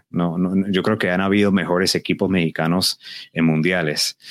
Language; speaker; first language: Spanish; native; Spanish